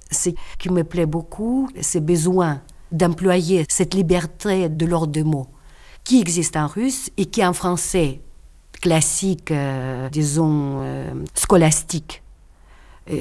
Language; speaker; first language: French; non-native, fluent; Russian